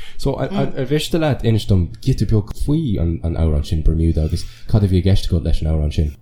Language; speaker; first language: Irish; non-native, local second language; English